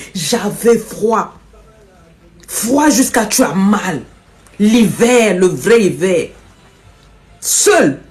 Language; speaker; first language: French; non-native, local second language; Lingala